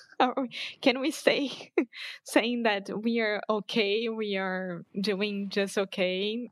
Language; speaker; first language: English; non-native, fluent; Portuguese